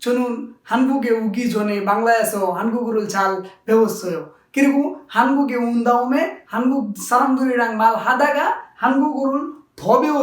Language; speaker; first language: Korean; non-native, fluent; Bangla